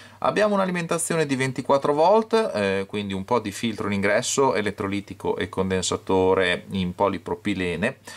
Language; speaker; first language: Italian; native; Italian